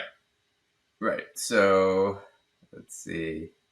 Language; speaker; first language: English; native; English